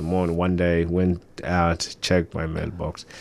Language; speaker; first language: English; early bilingual, other home language; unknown